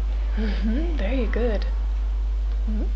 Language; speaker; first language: English; non-native, fluent; German